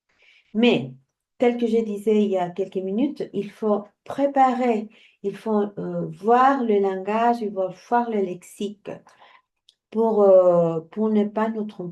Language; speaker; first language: French; non-native, fluent; Spanish